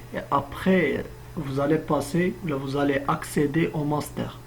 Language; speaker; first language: French; non-native, local second language; Arabic